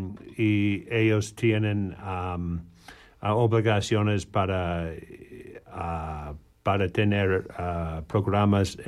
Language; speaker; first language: Spanish; non-native, learner; English